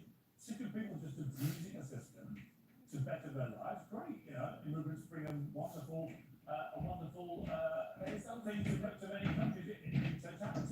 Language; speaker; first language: English; native; English